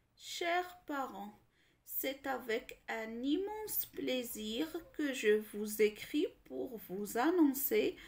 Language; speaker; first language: French; non-native, local second language; Arabic